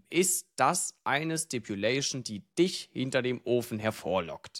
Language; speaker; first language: German; native; German